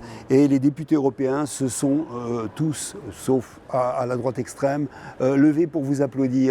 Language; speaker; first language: French; native; French